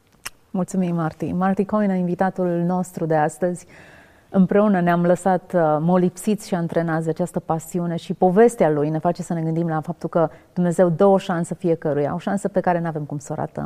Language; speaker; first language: Romanian; native; Romanian